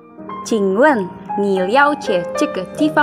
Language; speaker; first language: Chinese; non-native, learner; Indonesian